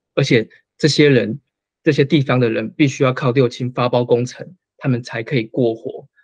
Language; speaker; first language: Chinese; native; Chinese